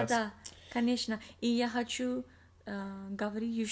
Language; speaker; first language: Russian; non-native, learner; English